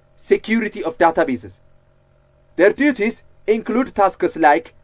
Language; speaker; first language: English; non-native, local second language; Amharic